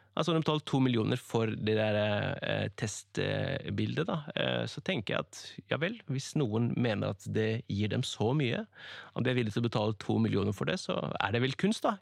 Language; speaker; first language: Norwegian; early bilingual, other home language; Kurdish